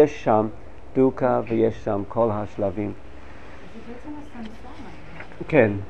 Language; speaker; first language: Hebrew; non-native, fluent; English